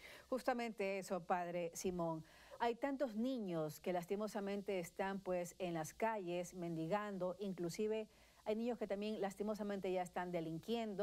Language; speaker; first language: Spanish; native; Spanish